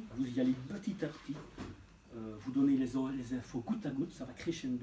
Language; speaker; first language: French; native; French